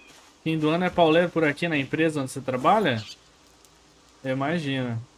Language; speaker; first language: Portuguese; native; Portuguese